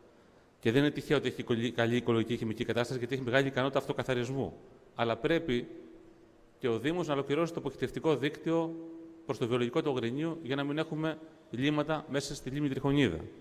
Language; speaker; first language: Greek; native; Greek